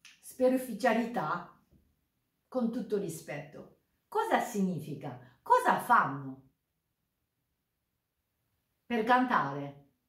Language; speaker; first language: Italian; non-native, learner; Japanese